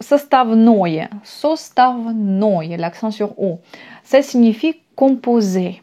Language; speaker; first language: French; non-native, fluent; Russian